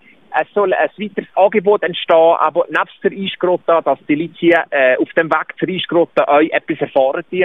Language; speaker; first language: German; native; German